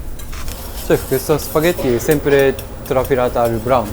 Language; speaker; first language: Italian; non-native, learner; Japanese